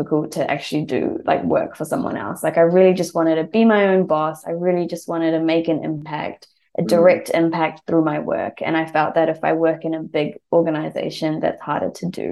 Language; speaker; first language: English; native; English